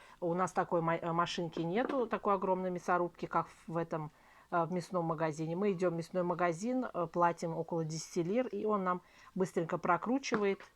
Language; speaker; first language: Russian; native; Russian